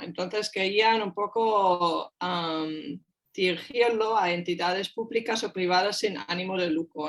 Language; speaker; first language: Spanish; non-native, fluent; German